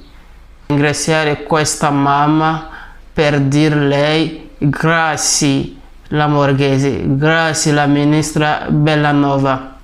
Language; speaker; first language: Italian; non-native, fluent; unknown